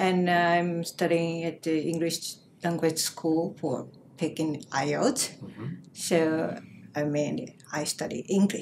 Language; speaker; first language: English; non-native, learner; Japanese